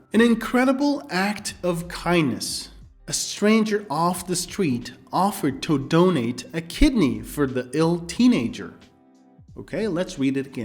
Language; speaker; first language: English; non-native, fluent; Kyrgyz